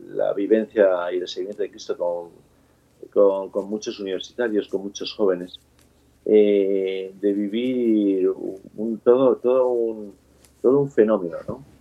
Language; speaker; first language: Spanish; native; Spanish